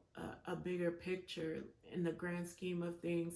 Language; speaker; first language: English; native; English